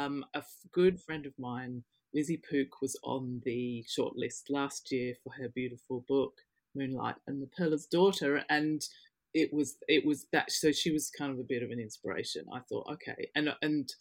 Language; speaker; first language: English; native; English